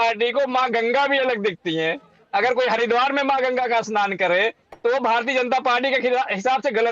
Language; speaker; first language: Hindi; native; Hindi